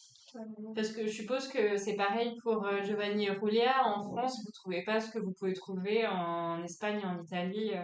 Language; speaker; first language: French; native; French